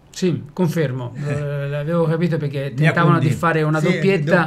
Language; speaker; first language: Italian; native; Italian